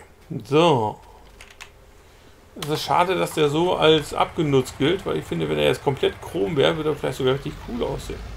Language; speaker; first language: German; native; German